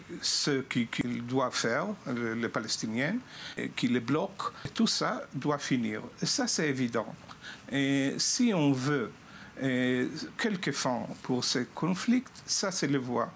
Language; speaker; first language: French; non-native, fluent; Hebrew